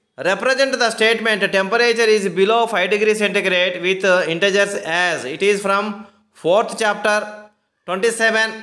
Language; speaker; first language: English; non-native, local second language; Telugu